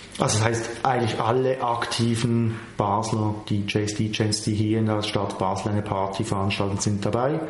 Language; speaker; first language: German; native; German